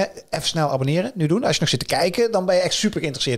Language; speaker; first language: Dutch; native; Dutch